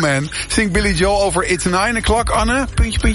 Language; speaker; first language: Dutch; native; Dutch